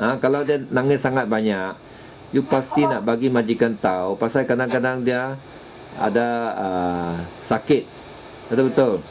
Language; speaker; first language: Malay; non-native, local second language; Chinese